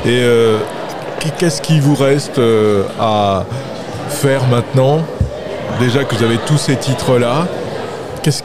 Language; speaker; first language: French; native; French